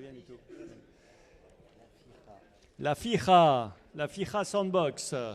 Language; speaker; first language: Spanish; non-native, fluent; French